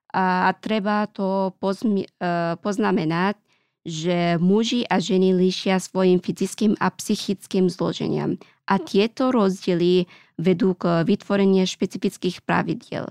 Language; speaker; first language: Slovak; non-native, learner; Pashto